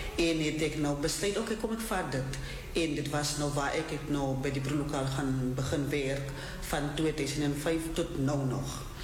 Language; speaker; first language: Afrikaans; non-native, local second language; Southern Sotho